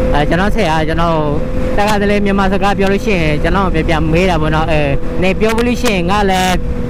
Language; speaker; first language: Burmese; non-native, learner; Thai